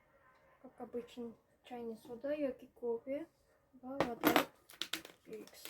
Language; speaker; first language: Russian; non-native, local second language; Uzbek